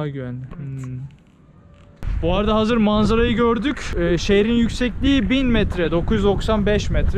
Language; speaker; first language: Turkish; native; Turkish